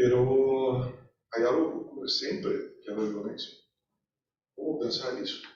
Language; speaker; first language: Spanish; non-native, fluent; Portuguese